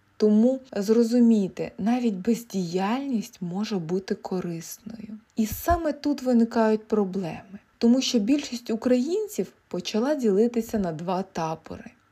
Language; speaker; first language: Ukrainian; native; Ukrainian